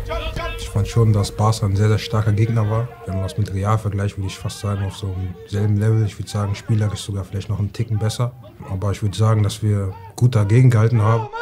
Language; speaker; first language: German; native; German